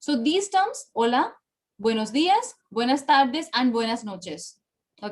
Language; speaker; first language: Spanish; non-native, fluent; Bangla